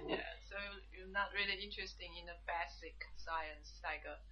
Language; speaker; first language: English; non-native, learner; Chinese